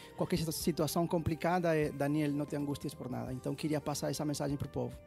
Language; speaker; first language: Portuguese; non-native, fluent; Spanish